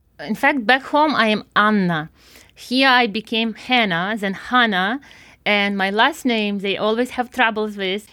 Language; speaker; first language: English; non-native, fluent; Ukrainian